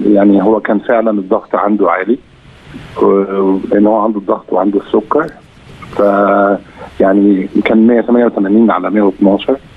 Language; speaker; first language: Arabic; native; Arabic